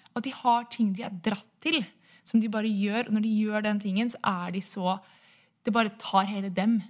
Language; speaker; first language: Norwegian; native; Norwegian